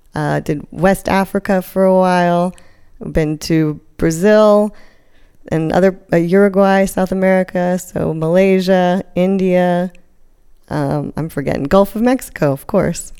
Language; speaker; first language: English; native; English